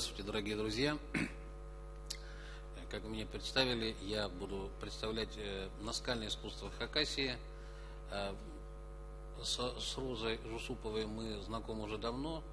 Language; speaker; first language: Russian; native; Russian